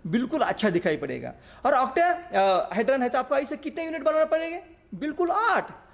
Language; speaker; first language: Hindi; non-native, local second language; Marathi